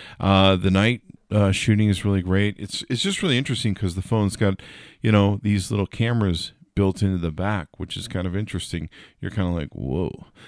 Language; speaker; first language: English; native; English